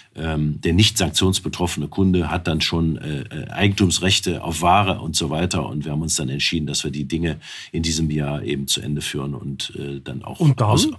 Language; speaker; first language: German; native; German